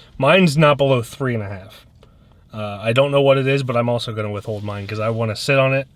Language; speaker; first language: English; native; English